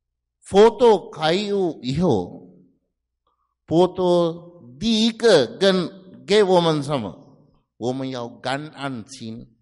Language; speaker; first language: Chinese; non-native, fluent; Sinhala